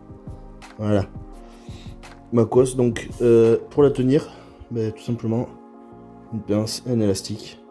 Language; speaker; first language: French; native; French